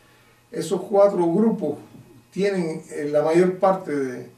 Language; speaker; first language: Spanish; native; Spanish